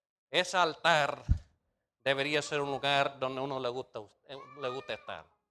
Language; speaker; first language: Spanish; non-native, fluent; English